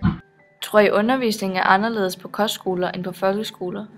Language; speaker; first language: Danish; native; Danish